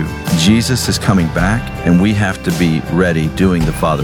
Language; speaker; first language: English; native; English